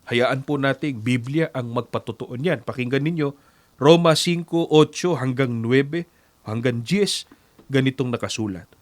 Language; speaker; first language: Filipino; native; Filipino